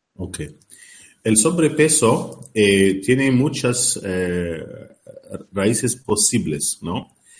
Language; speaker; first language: Spanish; non-native, learner; Arabic